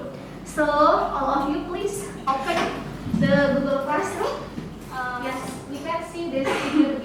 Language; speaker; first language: English; non-native, learner; Indonesian